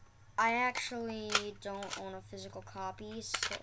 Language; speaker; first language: English; native; English